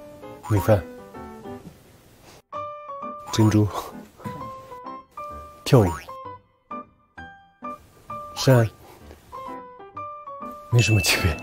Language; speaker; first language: Chinese; non-native, local second language; Tibetan